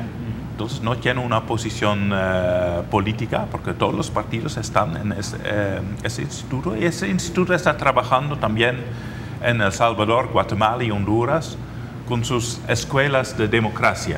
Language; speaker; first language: Spanish; non-native, fluent; Dutch